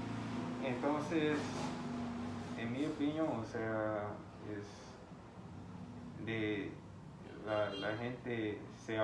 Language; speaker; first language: Spanish; non-native, fluent; English